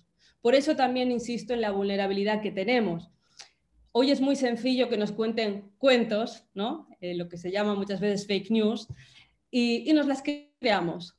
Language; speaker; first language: Spanish; native; Spanish